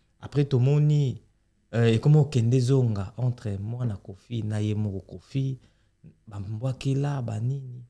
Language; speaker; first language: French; non-native, local second language; Lingala